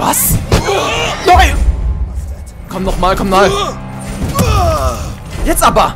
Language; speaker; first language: German; native; German